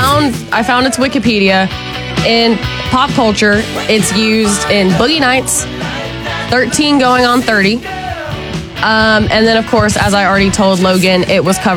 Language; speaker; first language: English; native; English